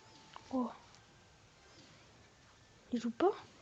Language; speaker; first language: French; native; French